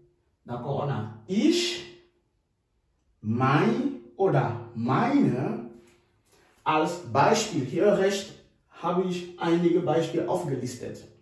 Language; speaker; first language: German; non-native, fluent; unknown